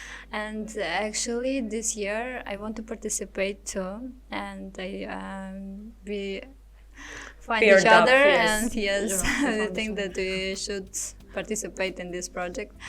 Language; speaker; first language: English; non-native, learner; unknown